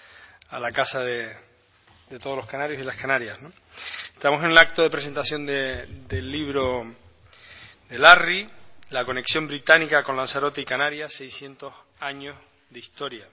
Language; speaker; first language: Spanish; native; Spanish